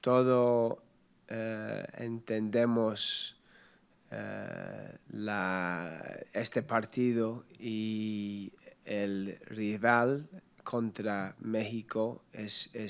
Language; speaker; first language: Spanish; non-native, learner; English